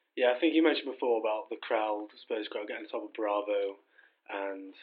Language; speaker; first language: English; native; English